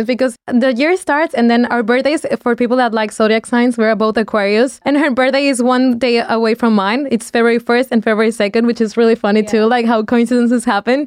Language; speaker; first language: English; non-native, fluent; Spanish